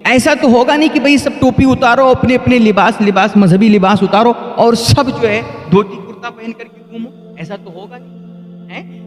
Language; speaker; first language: Urdu; native; Urdu